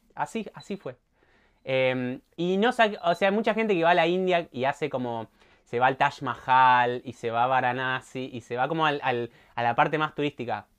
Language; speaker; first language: Spanish; native; Spanish